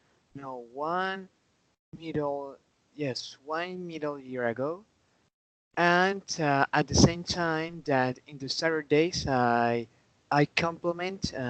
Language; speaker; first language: English; non-native, learner; Spanish